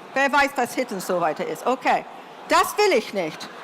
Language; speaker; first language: German; non-native, learner; English